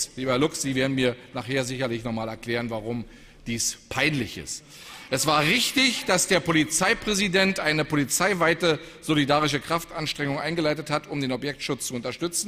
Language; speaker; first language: German; native; German